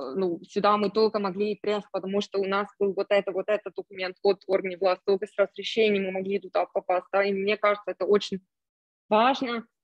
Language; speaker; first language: Russian; non-native, fluent; German